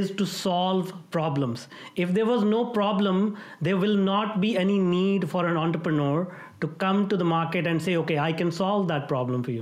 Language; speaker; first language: English; non-native, local second language; Hindi